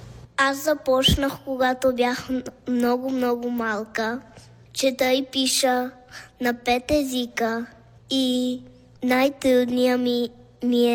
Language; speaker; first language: Bulgarian; early bilingual, heritage; Bulgarian